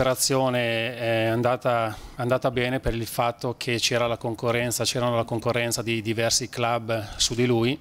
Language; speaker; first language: Italian; native; Italian